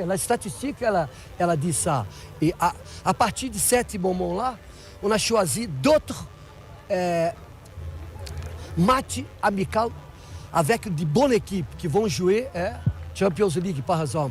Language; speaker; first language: French; non-native, fluent; Portuguese